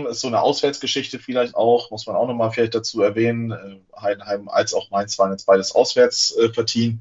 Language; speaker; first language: German; native; German